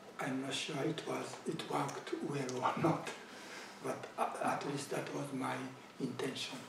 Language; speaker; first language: English; non-native, fluent; Japanese